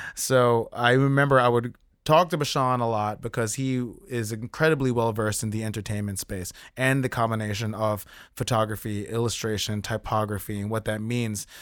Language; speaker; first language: English; native; English